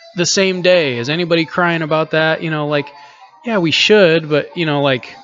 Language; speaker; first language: English; native; English